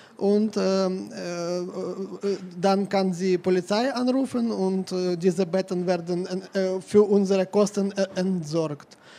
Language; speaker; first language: German; non-native, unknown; Ukrainian